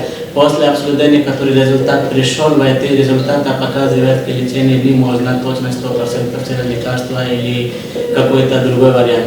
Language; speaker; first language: Russian; non-native, learner; Hindi